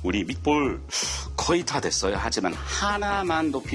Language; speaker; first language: Korean; non-native, learner; English